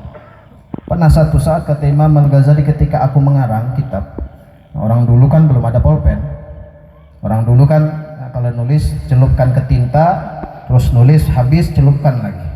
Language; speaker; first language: Indonesian; non-native, local second language; Banjar